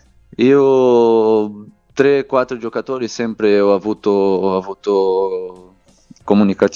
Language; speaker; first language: Italian; non-native, fluent; Portuguese